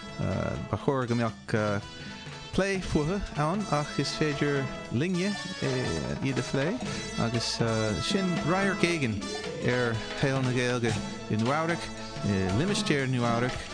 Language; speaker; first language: Irish; non-native, fluent; English